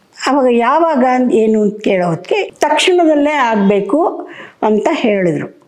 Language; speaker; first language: Kannada; native; Kannada